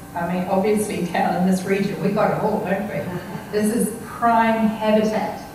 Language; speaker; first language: English; native; English